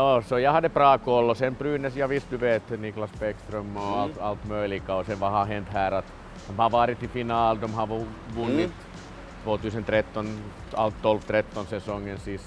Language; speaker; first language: Swedish; non-native, fluent; Finnish